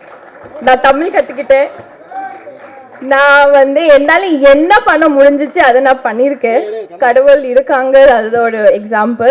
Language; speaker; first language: Tamil; non-native, local second language; Bangla